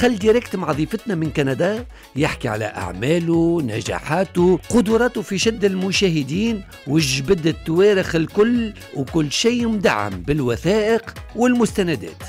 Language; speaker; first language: Arabic; native; Arabic